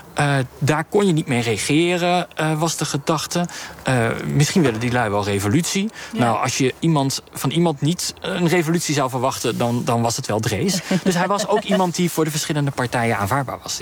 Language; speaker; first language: Dutch; native; Dutch